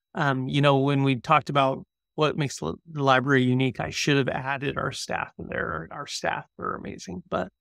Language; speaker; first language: English; native; English